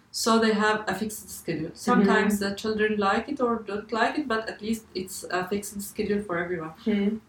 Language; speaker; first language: English; non-native, fluent; Arabic